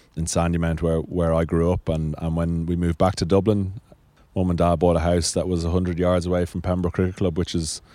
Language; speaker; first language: English; native; English